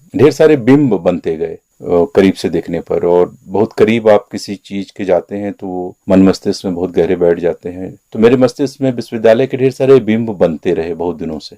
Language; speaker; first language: Hindi; native; Hindi